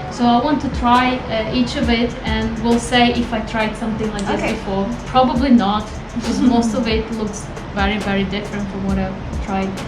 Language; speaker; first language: English; non-native, fluent; Ukrainian